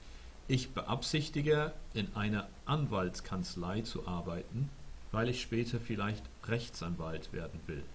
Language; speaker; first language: German; non-native, fluent; English